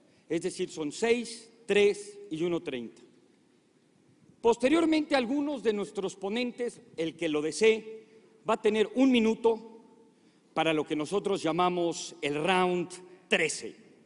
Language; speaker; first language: Spanish; native; Spanish